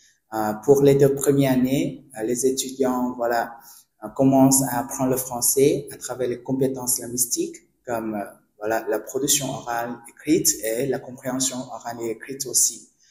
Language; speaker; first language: French; non-native, fluent; Vietnamese